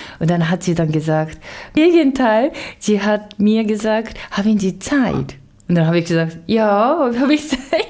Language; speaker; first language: German; non-native, learner; Japanese